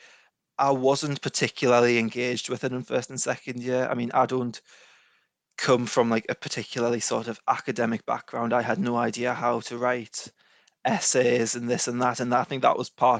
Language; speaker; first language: English; native; English